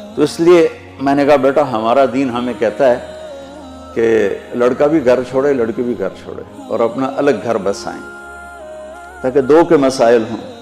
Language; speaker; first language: Urdu; non-native, local second language; Punjabi